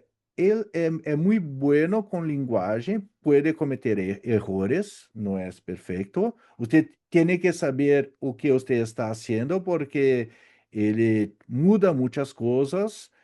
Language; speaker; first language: Spanish; non-native, learner; Portuguese